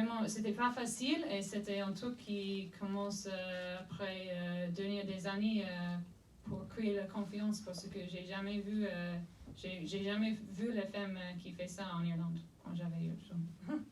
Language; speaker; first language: French; non-native, fluent; English